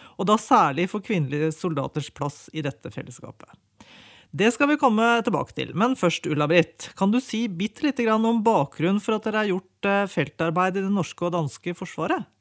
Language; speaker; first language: Norwegian; native; Norwegian